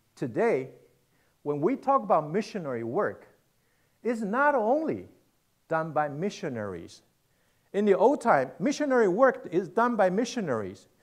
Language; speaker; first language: English; non-native, fluent; Chinese